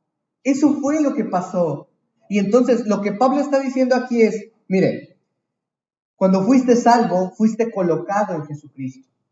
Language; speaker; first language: Spanish; native; Spanish